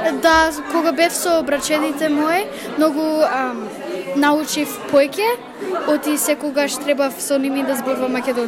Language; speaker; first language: Macedonian; early bilingual, heritage; Macedonian